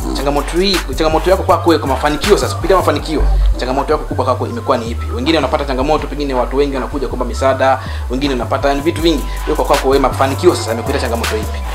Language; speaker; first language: Swahili; native; Swahili